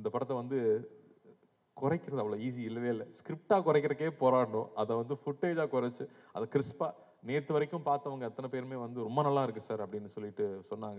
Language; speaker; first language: Tamil; native; Tamil